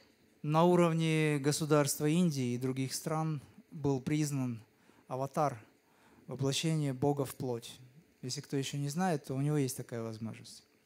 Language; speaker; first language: Russian; native; Russian